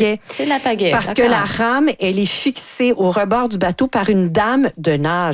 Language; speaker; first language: French; native; French